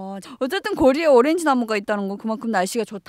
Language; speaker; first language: Korean; native; Korean